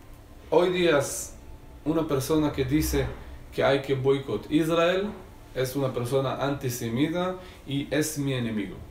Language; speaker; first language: Spanish; non-native, learner; Hebrew